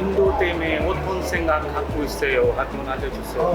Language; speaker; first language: Korean; non-native, learner; Hindi